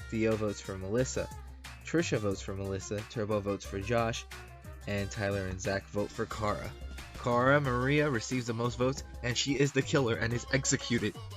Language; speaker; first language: English; native; English